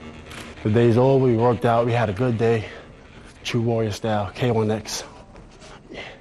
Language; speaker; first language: English; native; English